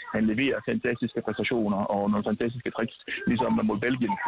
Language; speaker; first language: Danish; non-native, fluent; Italian